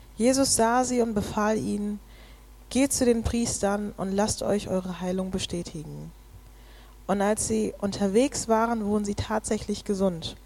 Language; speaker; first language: German; native; German